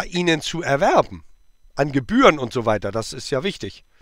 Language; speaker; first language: German; native; German